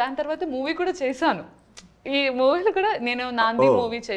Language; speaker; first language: Telugu; non-native, learner; Malayalam